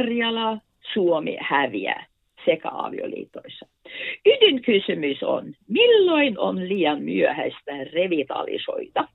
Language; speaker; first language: Finnish; non-native, fluent; Norwegian